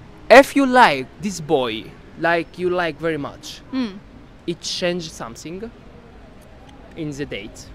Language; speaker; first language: English; non-native, learner; Arabic